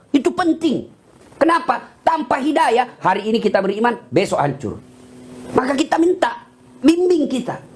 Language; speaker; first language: Indonesian; non-native, local second language; Buginese